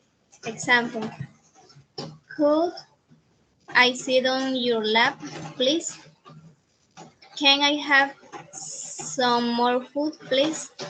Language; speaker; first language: English; non-native, learner; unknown